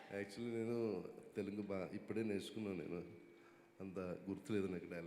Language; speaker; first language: Telugu; non-native, learner; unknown